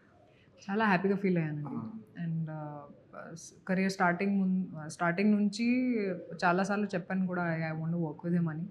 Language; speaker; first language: Telugu; non-native, fluent; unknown